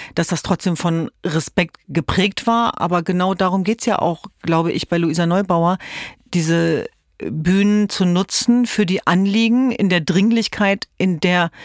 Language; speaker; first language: German; native; German